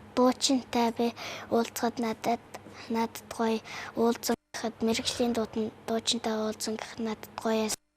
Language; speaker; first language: Mongolian; native; Mongolian